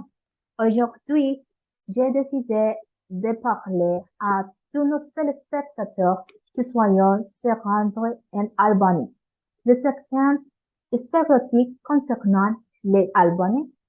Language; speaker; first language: French; non-native, learner; Spanish